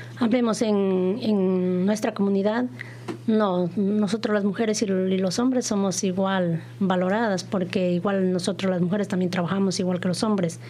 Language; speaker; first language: Spanish; native; Spanish